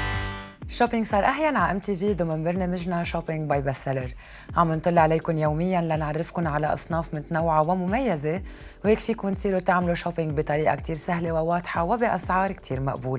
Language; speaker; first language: Arabic; native; Arabic